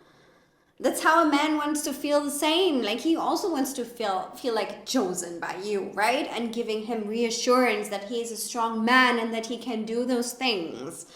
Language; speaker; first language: English; non-native, fluent; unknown